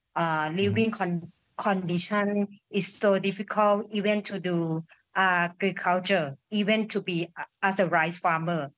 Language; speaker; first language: English; non-native, fluent; Thai